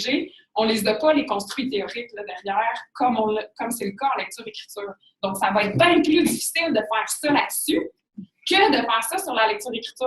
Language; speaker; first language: French; native; French